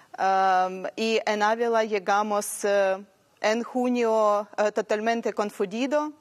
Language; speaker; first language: Spanish; non-native, learner; Ukrainian